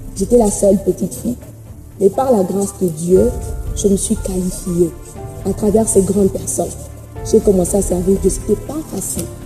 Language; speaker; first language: French; non-native, local second language; Swahili